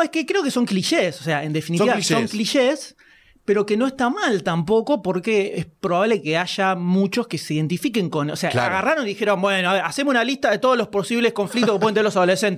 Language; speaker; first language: Spanish; native; Spanish